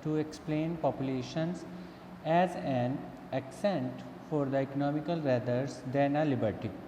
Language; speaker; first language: English; non-native, local second language; Punjabi